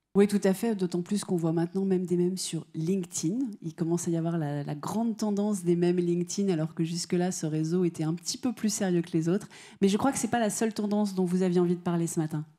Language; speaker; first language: French; native; French